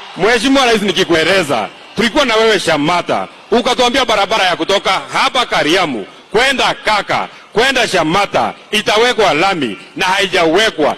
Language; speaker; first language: Swahili; non-native, local second language; Kikuyu